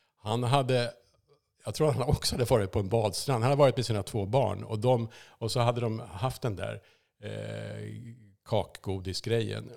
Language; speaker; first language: Swedish; native; Swedish